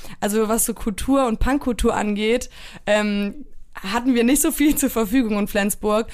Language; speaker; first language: German; early bilingual, other home language; Polish